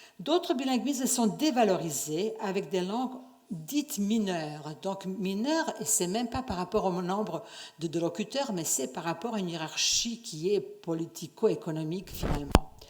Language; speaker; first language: French; non-native, fluent; Serbian